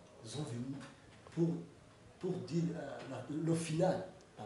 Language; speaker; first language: French; non-native, learner; Kinyarwanda